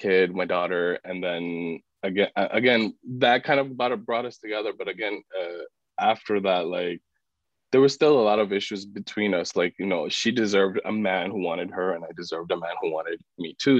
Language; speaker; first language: English; early bilingual, other home language; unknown